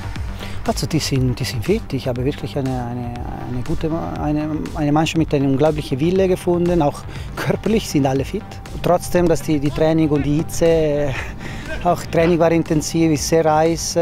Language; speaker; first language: German; non-native, local second language; Italian